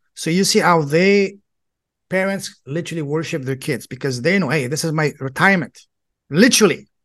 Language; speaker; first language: English; non-native, fluent; French